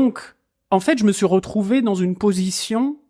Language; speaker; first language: French; native; French